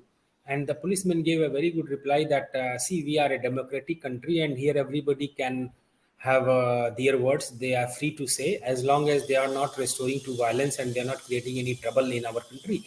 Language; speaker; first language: English; non-native, local second language; Hindi